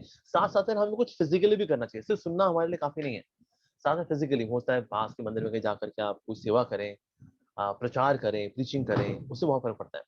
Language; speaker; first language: Hindi; native; Hindi